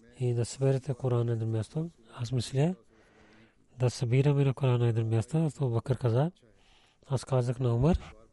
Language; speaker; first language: Bulgarian; non-native, learner; Urdu